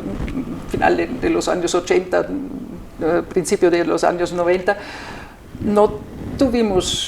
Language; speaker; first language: Spanish; non-native, fluent; German